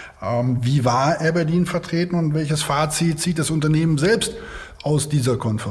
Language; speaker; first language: German; native; German